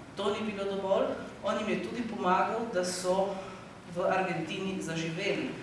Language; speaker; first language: Slovenian; native; Slovenian